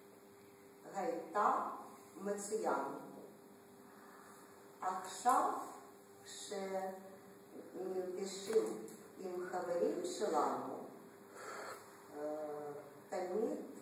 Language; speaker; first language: Hebrew; non-native, learner; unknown